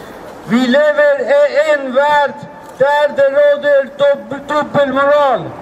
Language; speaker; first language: Swedish; non-native, fluent; Azerbaijani